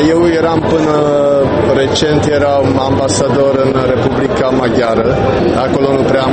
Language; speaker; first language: Romanian; non-native, fluent; Czech